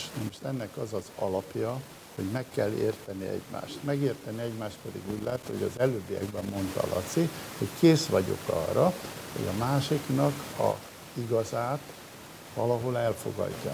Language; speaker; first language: Hungarian; native; Hungarian